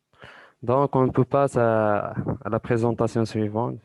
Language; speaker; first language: French; non-native, local second language; Arabic